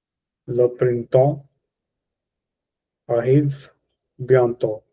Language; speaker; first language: French; non-native, learner; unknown